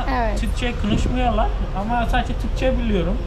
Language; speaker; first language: Turkish; non-native, fluent; Khmer